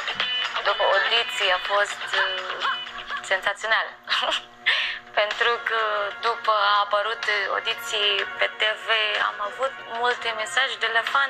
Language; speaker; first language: Romanian; non-native, learner; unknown